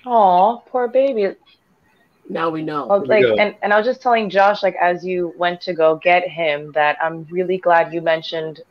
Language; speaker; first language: English; native; English